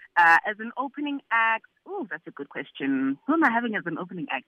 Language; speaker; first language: English; non-native, local second language; Zulu